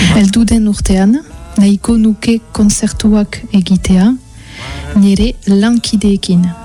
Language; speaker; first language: Basque; non-native, local second language; French